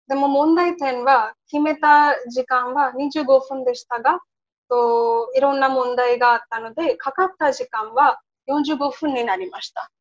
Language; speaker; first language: Japanese; non-native, learner; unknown